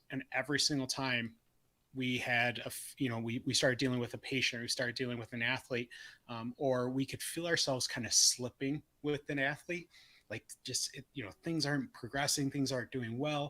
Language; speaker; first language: English; native; English